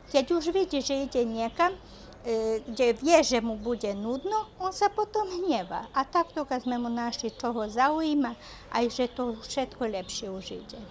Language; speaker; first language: Slovak; native; Slovak